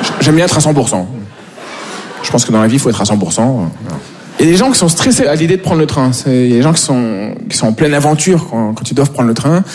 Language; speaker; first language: French; native; French